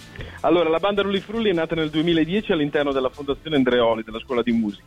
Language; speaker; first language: Italian; native; Italian